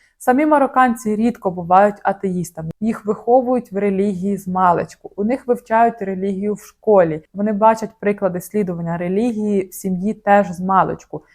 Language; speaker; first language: Ukrainian; native; Ukrainian